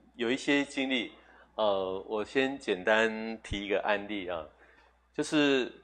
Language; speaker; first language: Chinese; native; Chinese